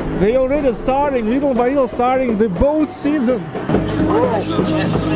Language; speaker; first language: English; non-native, learner; Russian